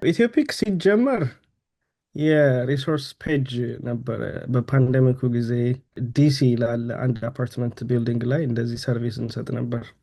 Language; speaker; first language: Amharic; native; Amharic